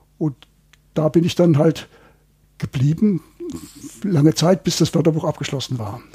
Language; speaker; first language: German; native; German